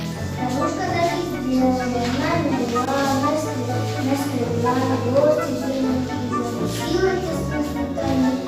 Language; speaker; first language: Russian; non-native, local second language; Yakut